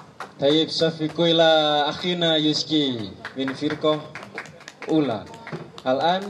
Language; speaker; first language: Arabic; non-native, learner; Indonesian